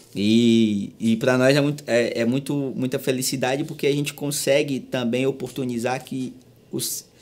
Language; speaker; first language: Portuguese; native; Portuguese